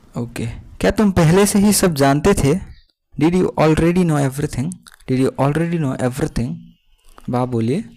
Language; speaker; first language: Hindi; native; Hindi